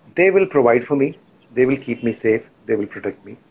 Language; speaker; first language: English; non-native, local second language; Hindi